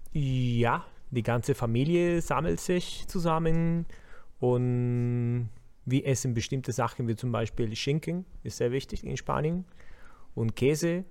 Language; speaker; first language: German; non-native, learner; Spanish